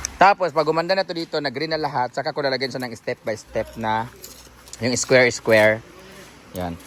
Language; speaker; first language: Filipino; non-native, local second language; Cebuano